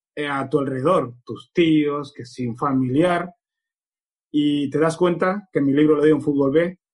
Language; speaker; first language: Spanish; native; Spanish